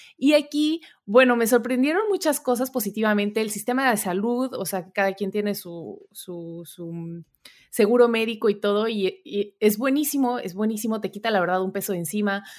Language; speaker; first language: Spanish; native; Spanish